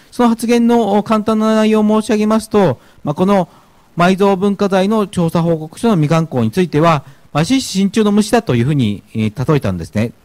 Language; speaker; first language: Japanese; native; Japanese